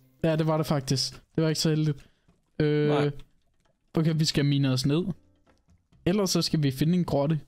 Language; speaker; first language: Danish; native; Danish